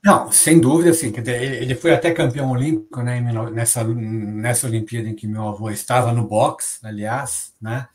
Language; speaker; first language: Portuguese; native; Portuguese